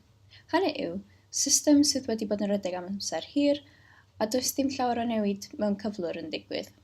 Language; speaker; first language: Welsh; native; Welsh